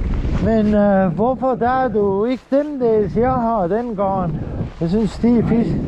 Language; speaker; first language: Danish; non-native, learner; Estonian